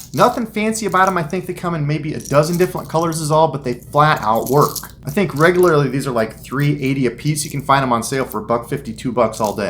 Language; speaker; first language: English; native; English